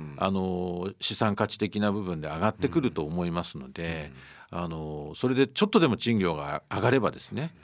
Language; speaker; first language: Japanese; native; Japanese